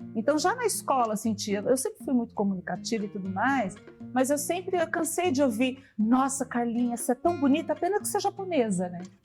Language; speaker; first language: Portuguese; native; Portuguese